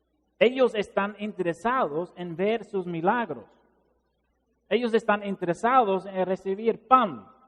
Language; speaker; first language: Spanish; non-native, fluent; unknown